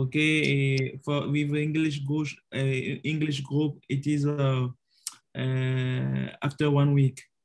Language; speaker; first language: English; non-native, learner; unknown